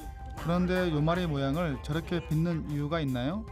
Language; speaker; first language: Korean; native; Korean